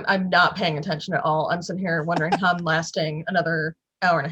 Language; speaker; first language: English; native; English